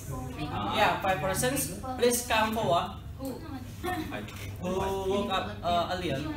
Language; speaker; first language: English; non-native, learner; Indonesian